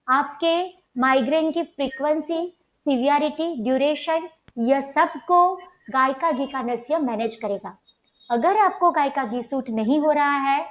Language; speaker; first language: Hindi; non-native, local second language; Gujarati